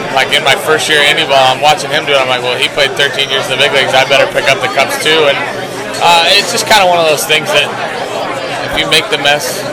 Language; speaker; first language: English; early bilingual, other home language; Italian